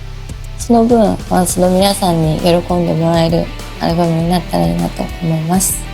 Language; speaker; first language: Japanese; native; Japanese